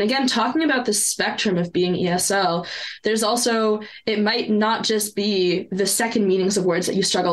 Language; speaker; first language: English; non-native, local second language; French